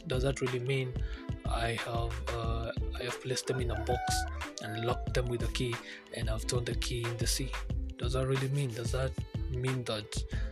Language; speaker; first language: English; non-native, local second language; Kikuyu